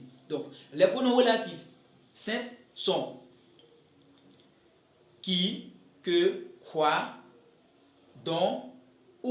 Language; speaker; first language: French; non-native, local second language; Haitian Creole